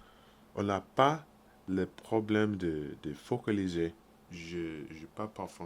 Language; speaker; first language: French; non-native, learner; English